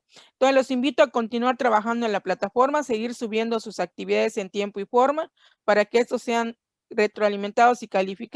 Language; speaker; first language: Spanish; native; Spanish